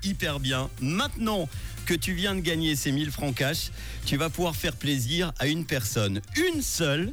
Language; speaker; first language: French; native; French